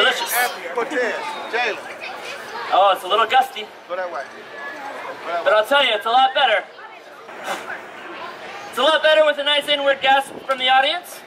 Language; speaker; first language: English; native; English